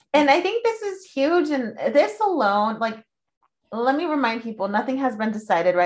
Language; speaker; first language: English; early bilingual, other home language; Spanish